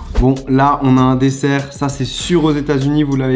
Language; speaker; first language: French; native; French